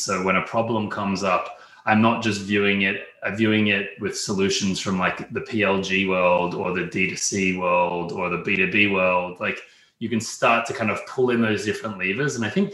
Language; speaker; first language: English; native; English